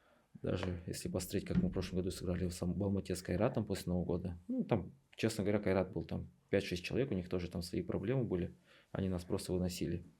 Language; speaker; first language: Russian; native; Russian